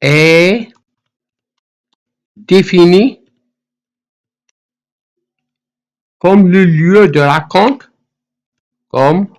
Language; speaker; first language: French; non-native, fluent; Arabic